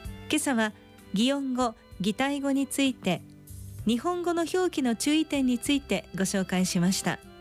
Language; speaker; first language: Japanese; native; Japanese